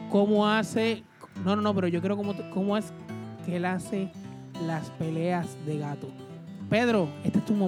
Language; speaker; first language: Spanish; native; Spanish